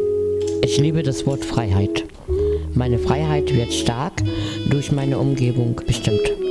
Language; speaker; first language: German; non-native, fluent; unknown